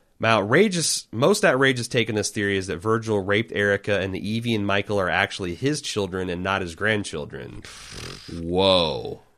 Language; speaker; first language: English; native; English